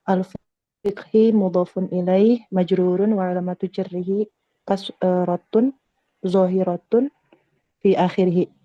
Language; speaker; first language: Arabic; non-native, learner; Indonesian